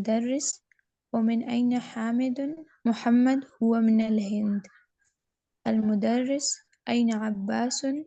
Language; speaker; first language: Arabic; non-native, learner; Urdu